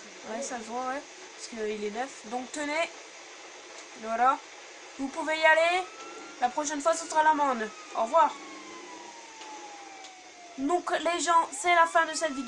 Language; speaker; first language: French; native; French